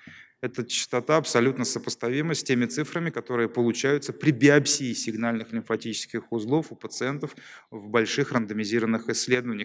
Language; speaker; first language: Russian; native; Russian